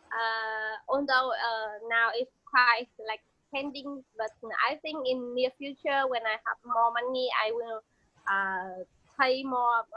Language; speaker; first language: English; non-native, learner; Vietnamese